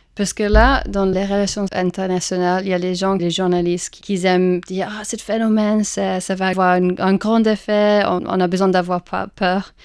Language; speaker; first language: French; non-native, fluent; English